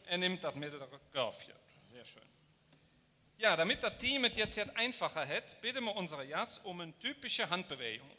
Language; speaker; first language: German; native; German